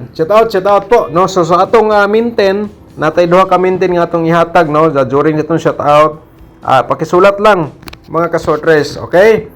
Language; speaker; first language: Filipino; non-native, local second language; Cebuano